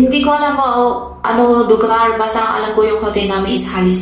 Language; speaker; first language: Filipino; non-native, learner; Chinese